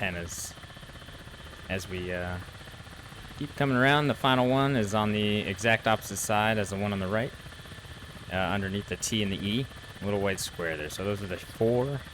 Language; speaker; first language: English; native; English